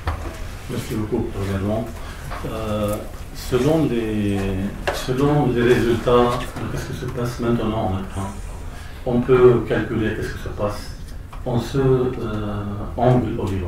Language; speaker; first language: French; non-native, local second language; Arabic